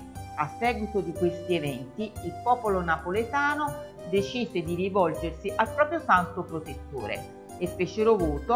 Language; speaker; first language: Italian; native; Italian